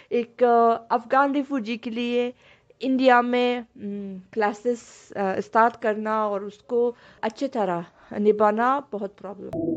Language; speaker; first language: Hindi; non-native, fluent; Persian